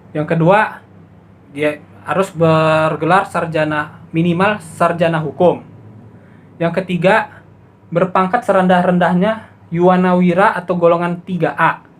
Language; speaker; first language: Indonesian; native; Indonesian